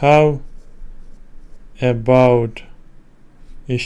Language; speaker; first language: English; non-native, learner; Russian